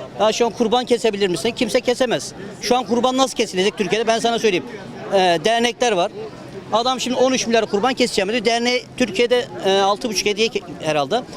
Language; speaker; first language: Turkish; native; Turkish